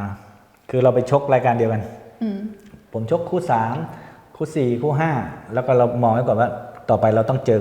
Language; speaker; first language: Thai; native; Thai